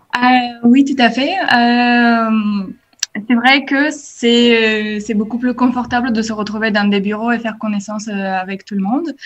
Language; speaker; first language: French; non-native, fluent; Bulgarian